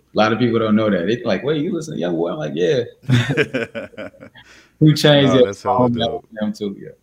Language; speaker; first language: English; native; English